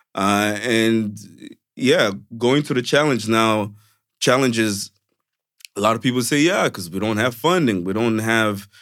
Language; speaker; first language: English; non-native, fluent; Portuguese